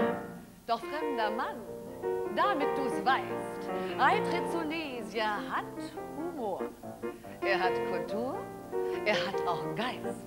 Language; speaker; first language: German; native; German